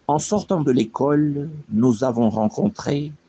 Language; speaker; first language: French; non-native, fluent; Spanish